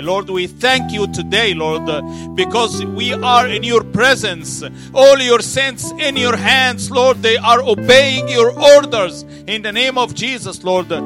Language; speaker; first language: English; non-native, fluent; Arabic